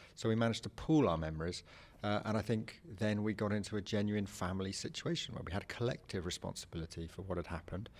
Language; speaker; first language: English; native; English